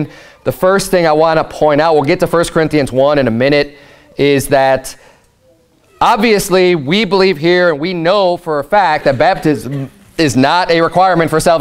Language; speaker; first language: English; native; English